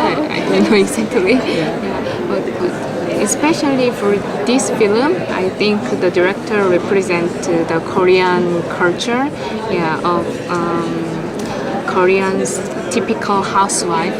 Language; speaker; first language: English; non-native, fluent; Korean